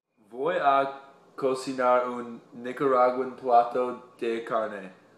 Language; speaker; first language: Spanish; non-native, learner; English